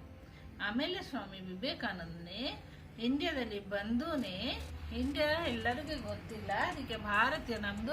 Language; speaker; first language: Kannada; non-native, local second language; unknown